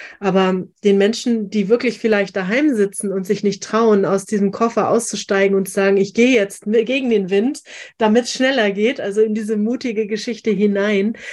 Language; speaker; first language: German; native; German